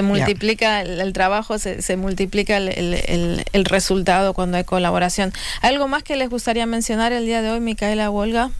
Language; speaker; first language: Spanish; native; Spanish